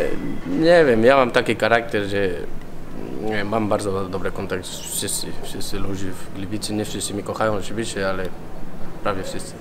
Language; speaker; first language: Polish; non-native, learner; Spanish